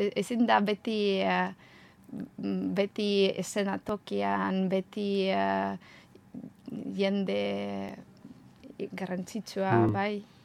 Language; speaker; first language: Basque; non-native, learner; Ukrainian